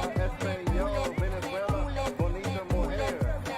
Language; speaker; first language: Spanish; non-native, learner; English